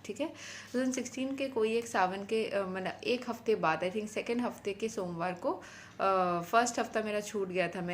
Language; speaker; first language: Hindi; non-native, local second language; Bangla